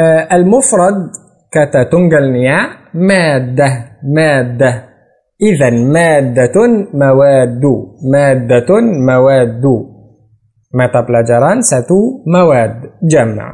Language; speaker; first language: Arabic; non-native, fluent; Indonesian